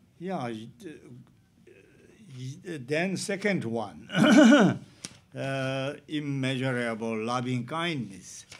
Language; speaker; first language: English; non-native, learner; Tibetan